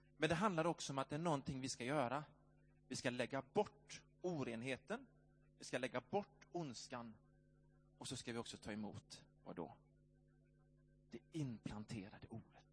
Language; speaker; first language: Swedish; native; Swedish